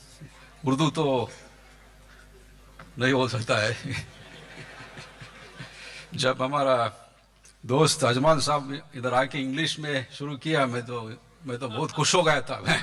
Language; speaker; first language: Hindi; non-native, local second language; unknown